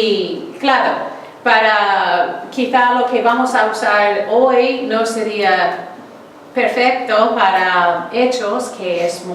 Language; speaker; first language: Spanish; non-native, fluent; English